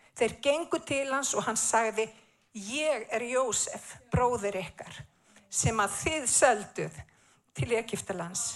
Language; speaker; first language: Icelandic; native; Icelandic